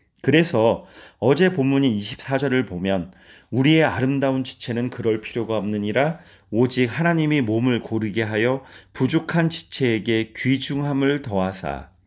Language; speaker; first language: Korean; native; Korean